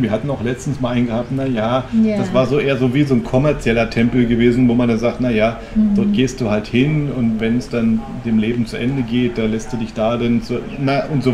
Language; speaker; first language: German; native; German